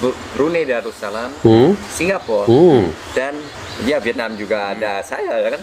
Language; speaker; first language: Indonesian; non-native, fluent; Vietnamese